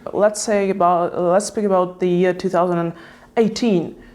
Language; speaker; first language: English; non-native, fluent; Russian